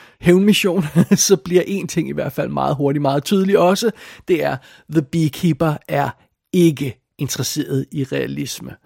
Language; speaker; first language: Danish; native; Danish